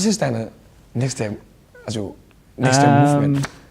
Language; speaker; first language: German; non-native, learner; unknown